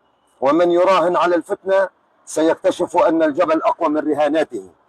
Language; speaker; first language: Arabic; native; Arabic